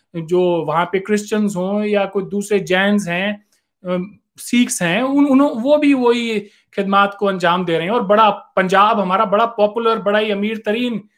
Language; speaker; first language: Hindi; native; Hindi